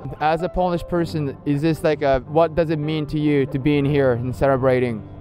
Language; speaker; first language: English; non-native, fluent; Japanese